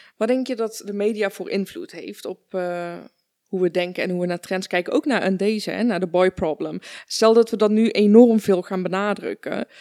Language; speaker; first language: Dutch; early bilingual, other home language; Persian